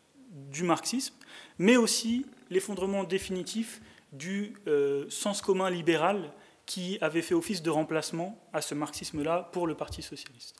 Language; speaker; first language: French; native; French